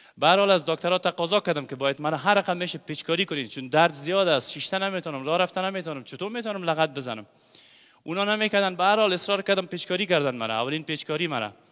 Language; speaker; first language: Persian; native; Persian